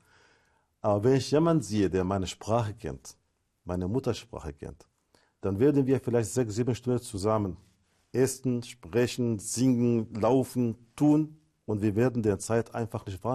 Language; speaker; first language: German; non-native, fluent; Arabic